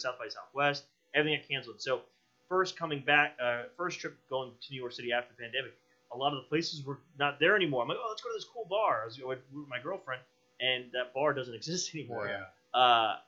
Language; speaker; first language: English; native; English